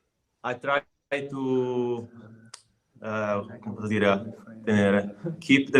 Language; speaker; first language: English; non-native, learner; Italian